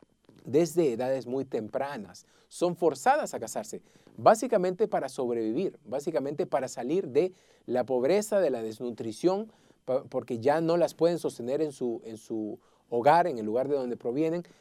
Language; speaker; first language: Spanish; native; Spanish